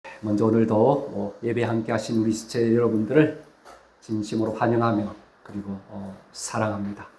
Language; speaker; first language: Korean; native; Korean